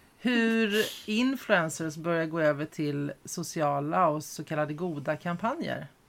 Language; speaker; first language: Swedish; native; Swedish